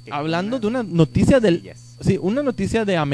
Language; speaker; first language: Spanish; native; Spanish